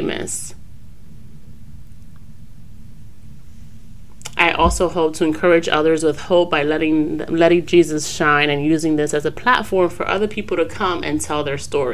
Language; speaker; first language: English; native; English